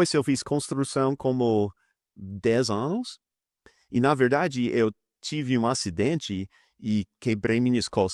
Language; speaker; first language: Portuguese; non-native, fluent; English